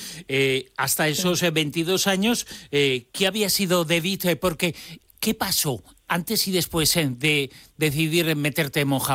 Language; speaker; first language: Spanish; native; Spanish